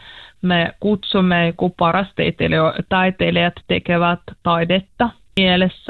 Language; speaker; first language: Finnish; non-native, learner; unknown